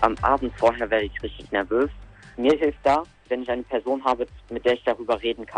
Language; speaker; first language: German; native; German